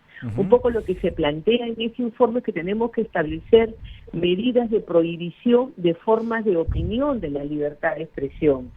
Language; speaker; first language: Spanish; native; Spanish